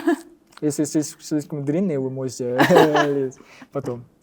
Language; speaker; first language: Russian; non-native, learner; Japanese